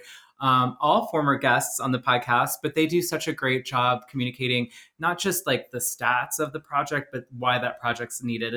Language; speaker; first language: English; native; English